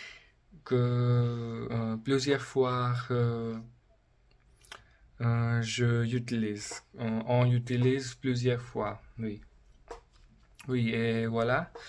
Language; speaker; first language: French; non-native, learner; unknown